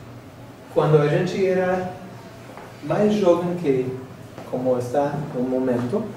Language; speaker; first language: Portuguese; non-native, learner; English